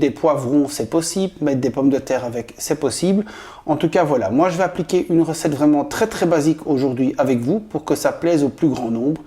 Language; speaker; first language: French; native; French